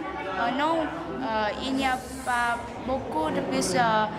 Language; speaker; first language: French; non-native, learner; Vietnamese